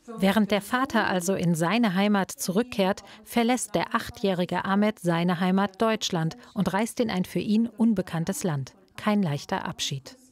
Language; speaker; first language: German; native; German